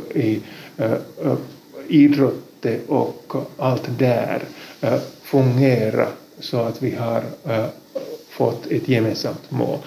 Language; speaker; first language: Swedish; non-native, local second language; Finnish